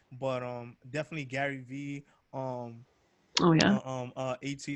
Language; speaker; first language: English; native; English